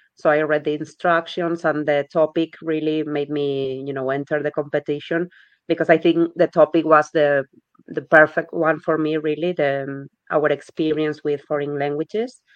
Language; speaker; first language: English; non-native, fluent; Spanish